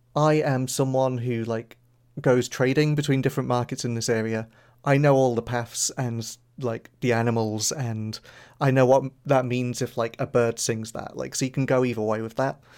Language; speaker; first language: English; native; English